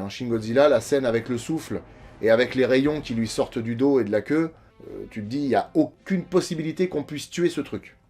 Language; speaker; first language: French; native; French